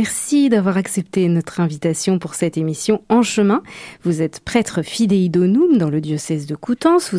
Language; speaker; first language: French; native; French